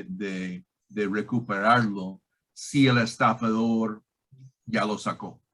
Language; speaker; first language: Spanish; non-native, fluent; English